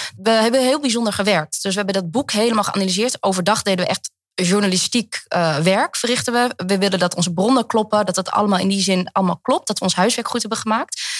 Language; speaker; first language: Dutch; early bilingual, other home language; Vietnamese